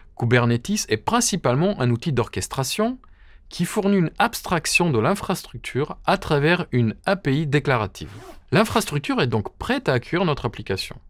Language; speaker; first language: French; native; French